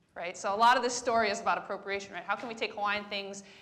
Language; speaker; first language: English; native; English